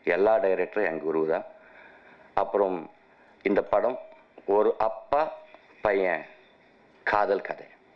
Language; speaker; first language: Tamil; non-native, learner; Telugu